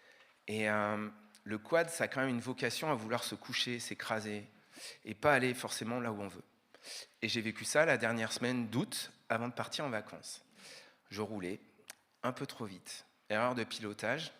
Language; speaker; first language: French; native; French